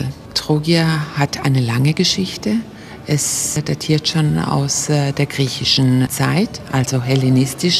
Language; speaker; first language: German; native; German